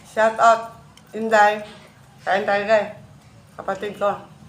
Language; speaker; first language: Filipino; non-native, local second language; Cebuano